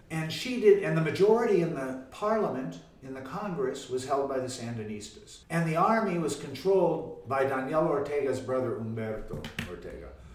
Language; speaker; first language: English; native; English